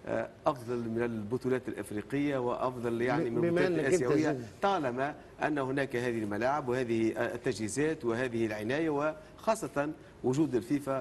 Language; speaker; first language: Arabic; native; Arabic